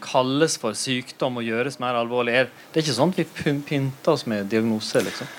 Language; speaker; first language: Norwegian; native; Norwegian